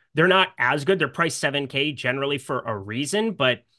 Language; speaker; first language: English; native; English